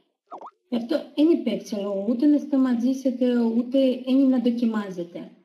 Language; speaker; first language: Greek; non-native, learner; Russian